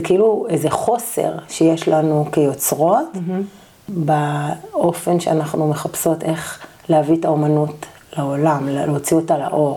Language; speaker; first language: Hebrew; native; Hebrew